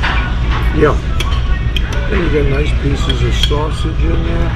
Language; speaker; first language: English; native; English